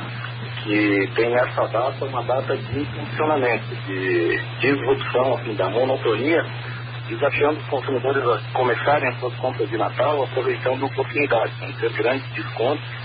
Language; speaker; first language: Portuguese; native; Portuguese